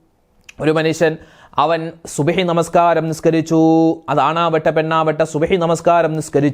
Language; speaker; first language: Malayalam; native; Malayalam